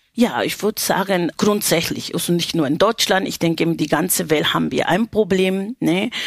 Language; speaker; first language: German; non-native, fluent; Spanish